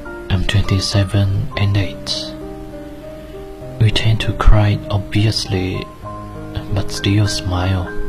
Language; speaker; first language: English; non-native, learner; Chinese